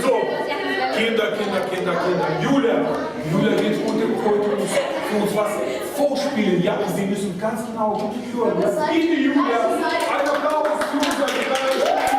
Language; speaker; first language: German; non-native, fluent; Russian